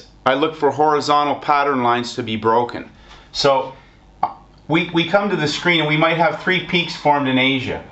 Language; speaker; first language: English; native; English